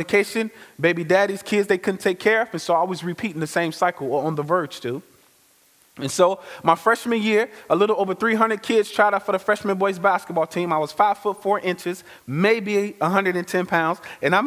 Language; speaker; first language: English; native; English